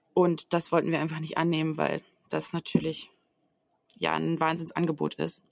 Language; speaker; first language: German; native; German